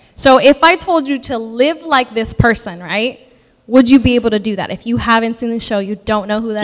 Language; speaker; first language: English; early bilingual, other home language; Spanish